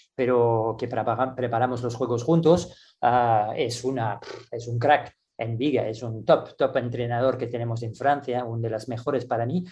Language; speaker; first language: Spanish; non-native, fluent; French